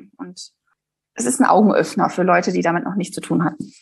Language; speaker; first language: German; native; German